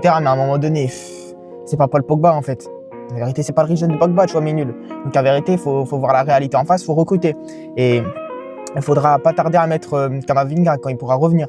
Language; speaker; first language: French; native; French